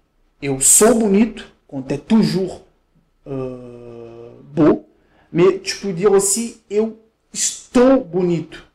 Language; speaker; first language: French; non-native, fluent; Portuguese